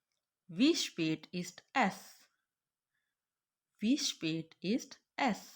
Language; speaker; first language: German; non-native, fluent; Urdu